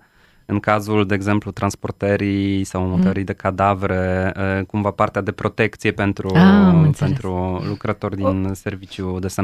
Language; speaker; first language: Romanian; non-native, fluent; Polish